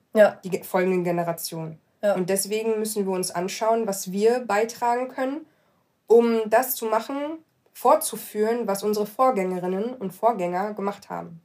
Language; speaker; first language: German; early bilingual, other home language; Arabic